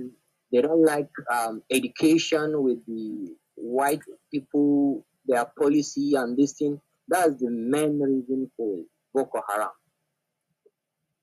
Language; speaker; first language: English; non-native, local second language; Hausa